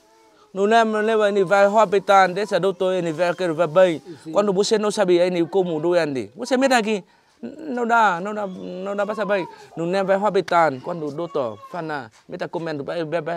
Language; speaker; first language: Portuguese; non-native, learner; Vietnamese